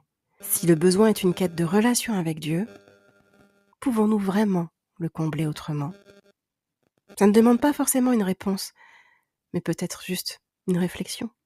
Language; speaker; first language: French; native; French